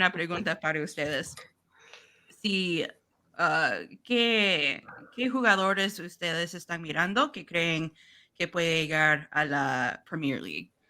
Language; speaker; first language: Spanish; non-native, learner; English